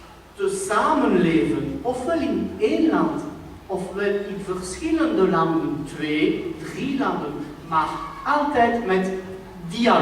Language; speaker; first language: Dutch; non-native, local second language; French